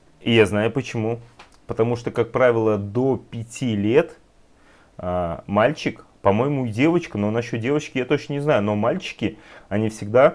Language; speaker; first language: Russian; native; Russian